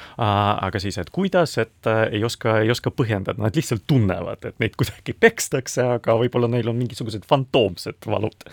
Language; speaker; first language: Estonian; non-native, local second language; Russian